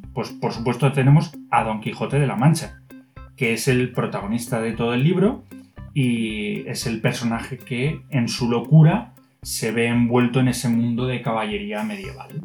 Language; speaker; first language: Spanish; native; Spanish